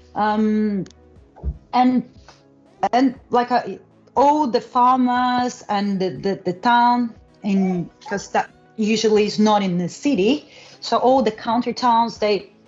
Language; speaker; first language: English; non-native, learner; Portuguese